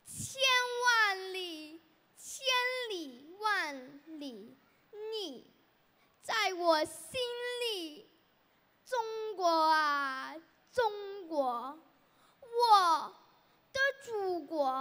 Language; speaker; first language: Chinese; early bilingual, heritage; Chinese